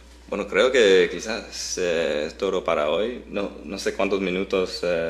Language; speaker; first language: Spanish; non-native, fluent; English